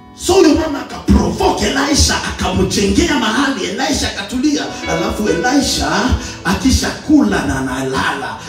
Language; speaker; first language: Swahili; native; Swahili